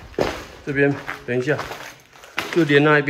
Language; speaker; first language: Chinese; native; Chinese